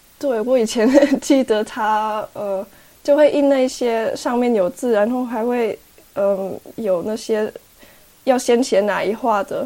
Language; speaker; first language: Chinese; early bilingual, heritage; Chinese